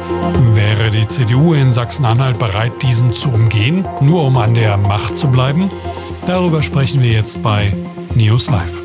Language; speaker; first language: German; native; German